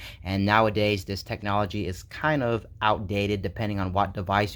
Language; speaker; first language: English; native; English